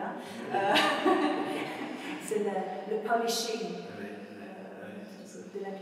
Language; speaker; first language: French; non-native, fluent; Polish